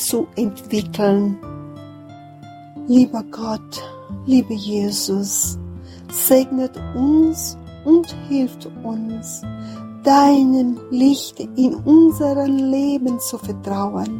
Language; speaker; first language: German; non-native, fluent; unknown